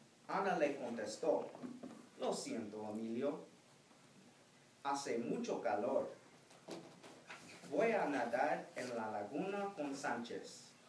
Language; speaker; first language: Spanish; non-native, fluent; English